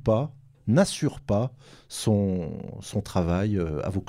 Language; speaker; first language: French; native; French